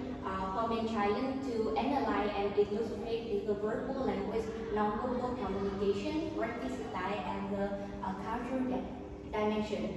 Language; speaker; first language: English; non-native, learner; Vietnamese